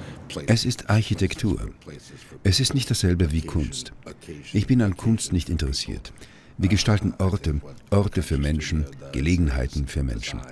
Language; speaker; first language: German; native; German